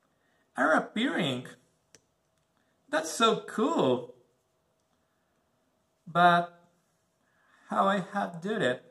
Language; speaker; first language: English; non-native, learner; Spanish